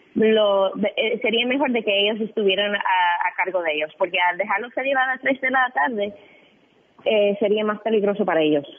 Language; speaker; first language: Spanish; non-native, fluent; English